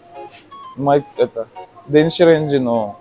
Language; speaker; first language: Japanese; non-native, learner; Russian